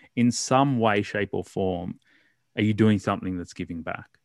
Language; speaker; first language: English; native; English